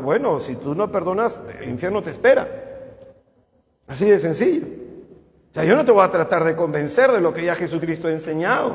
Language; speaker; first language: Spanish; native; Spanish